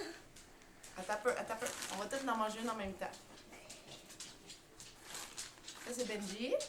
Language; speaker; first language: French; native; French